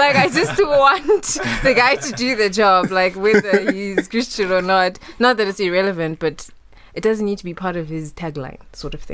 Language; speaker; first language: English; non-native, local second language; Shona